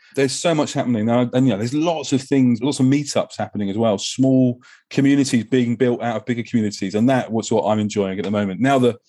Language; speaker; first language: English; native; English